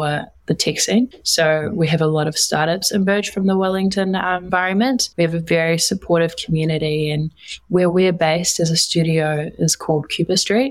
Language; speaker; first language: English; native; English